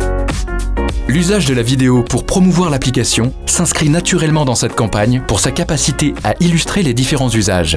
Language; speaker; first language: French; native; French